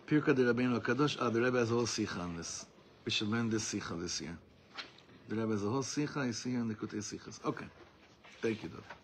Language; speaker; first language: English; native; English